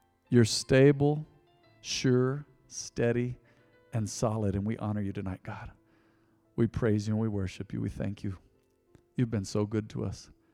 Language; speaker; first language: English; early bilingual, other home language; Spanish